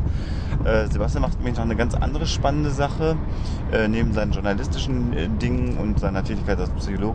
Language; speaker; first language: German; native; German